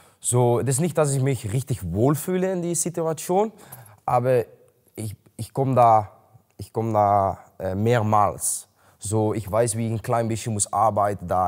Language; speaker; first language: German; non-native, learner; Dutch